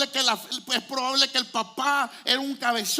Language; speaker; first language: Spanish; native; Spanish